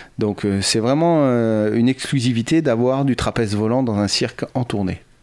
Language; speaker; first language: French; native; French